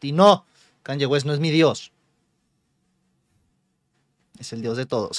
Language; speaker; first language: Spanish; native; Spanish